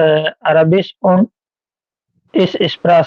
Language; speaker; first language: German; non-native, learner; Hindi